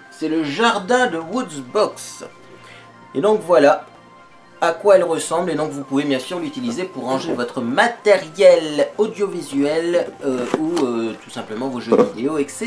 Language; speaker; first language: French; native; French